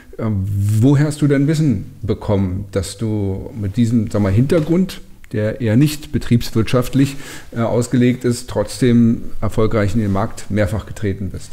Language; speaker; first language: German; native; German